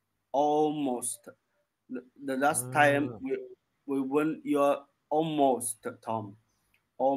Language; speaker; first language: English; non-native, learner; Chinese